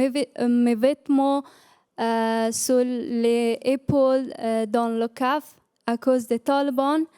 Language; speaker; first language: French; non-native, learner; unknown